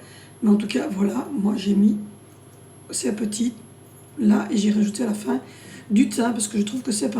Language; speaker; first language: French; native; French